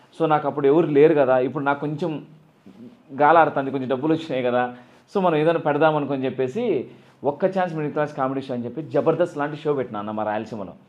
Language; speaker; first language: Telugu; native; Telugu